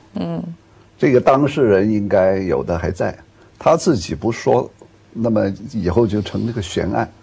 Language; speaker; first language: Chinese; non-native, local second language; Cantonese